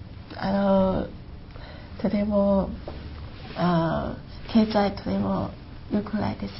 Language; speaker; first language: Japanese; non-native, learner; Chinese